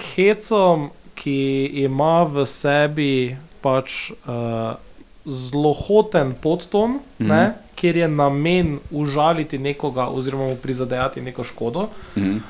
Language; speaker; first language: Slovenian; non-native, local second language; Albanian